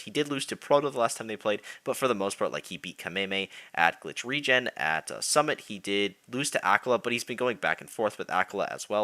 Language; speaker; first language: English; native; English